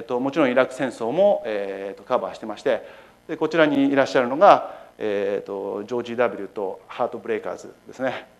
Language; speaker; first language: Japanese; native; Japanese